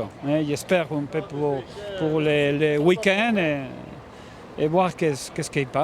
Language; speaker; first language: French; non-native, learner; Spanish